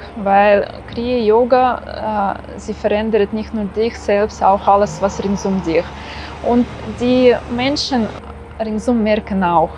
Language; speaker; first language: German; non-native, fluent; Russian